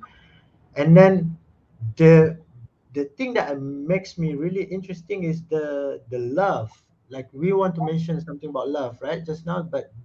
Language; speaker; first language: English; non-native, local second language; Malay